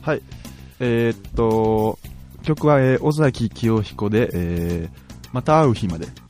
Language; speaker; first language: Japanese; native; Japanese